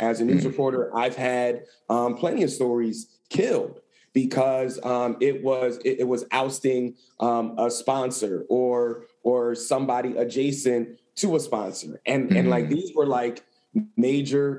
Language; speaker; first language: English; native; English